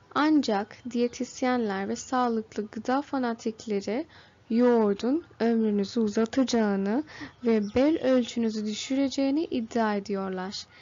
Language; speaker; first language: Turkish; non-native, learner; Bangla